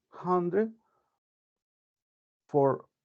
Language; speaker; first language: English; non-native, learner; Spanish